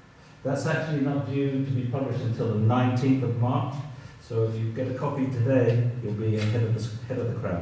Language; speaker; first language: English; native; English